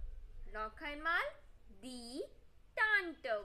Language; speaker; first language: German; non-native, fluent; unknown